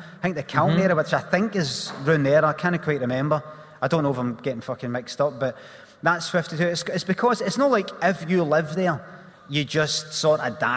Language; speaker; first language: English; native; English